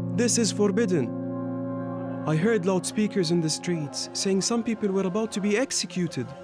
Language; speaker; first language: English; non-native, fluent; Burmese